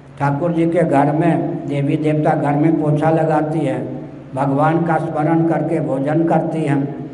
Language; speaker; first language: Hindi; non-native, local second language; Maithili